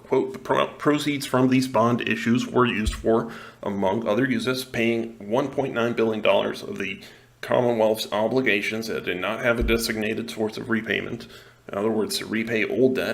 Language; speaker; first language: English; non-native, local second language; Spanish